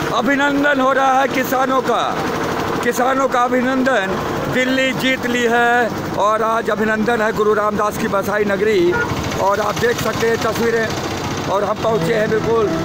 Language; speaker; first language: Hindi; non-native, local second language; Punjabi